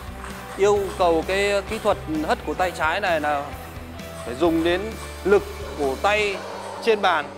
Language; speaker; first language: Vietnamese; native; Vietnamese